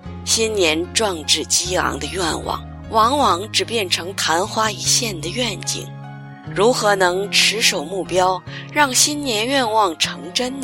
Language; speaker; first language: Chinese; native; Chinese